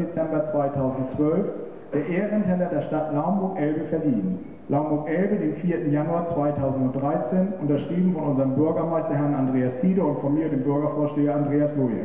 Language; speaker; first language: German; native; German